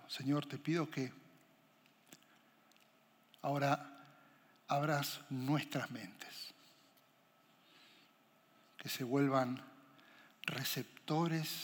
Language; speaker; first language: Spanish; native; Spanish